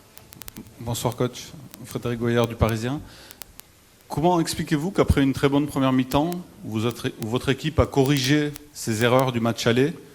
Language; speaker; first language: French; native; French